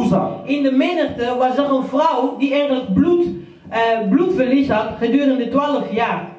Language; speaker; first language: Dutch; early bilingual, other home language; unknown